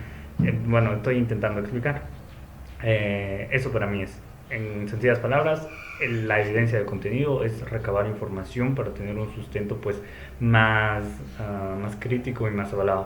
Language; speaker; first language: Spanish; native; Spanish